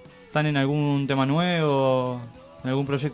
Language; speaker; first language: Spanish; native; Spanish